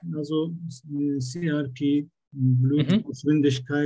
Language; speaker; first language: German; non-native, learner; Turkish